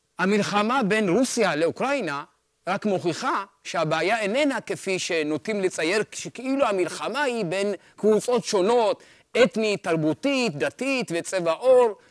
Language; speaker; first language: Hebrew; early bilingual, other home language; Amharic